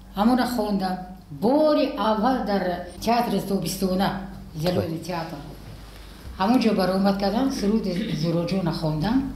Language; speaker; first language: Tajik; non-native, local second language; Shughni